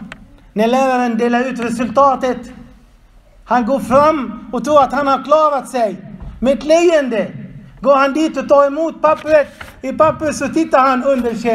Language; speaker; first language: Swedish; non-native, fluent; Arabic